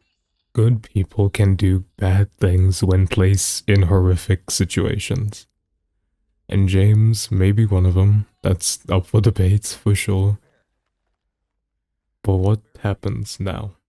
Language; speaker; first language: English; native; English